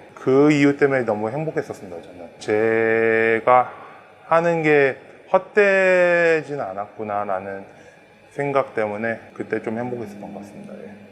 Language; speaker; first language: Korean; early bilingual, heritage; Korean